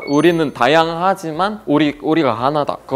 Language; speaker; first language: Korean; non-native, fluent; Indonesian